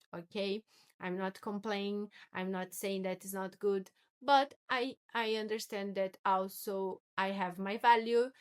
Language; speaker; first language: English; non-native, learner; Portuguese